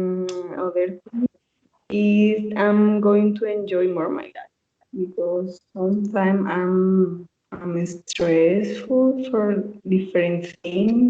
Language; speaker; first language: English; non-native, learner; Spanish